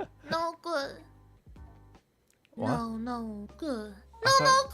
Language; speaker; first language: English; non-native, learner; Min Nan Chinese